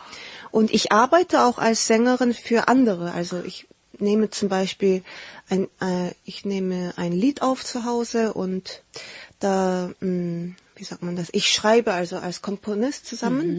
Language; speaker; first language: German; early bilingual, heritage; Korean